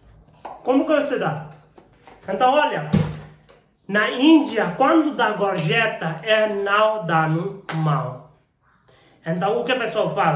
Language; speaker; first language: Portuguese; non-native, learner; Hindi